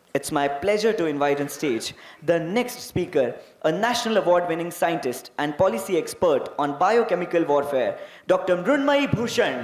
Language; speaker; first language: English; non-native, local second language; Marathi